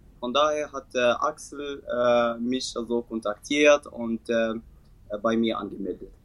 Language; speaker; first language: German; non-native, learner; Arabic